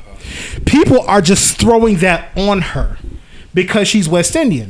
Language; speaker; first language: English; native; English